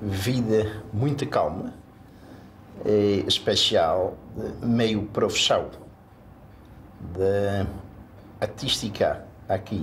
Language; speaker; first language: Portuguese; non-native, learner; Dutch